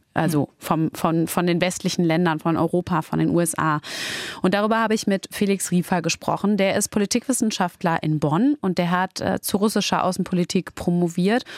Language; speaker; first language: German; native; German